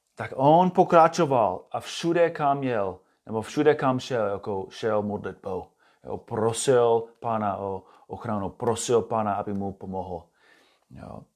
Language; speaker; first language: Czech; non-native, fluent; English